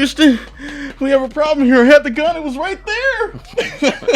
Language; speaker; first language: English; native; English